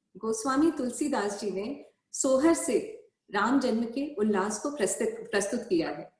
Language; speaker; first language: Hindi; native; Hindi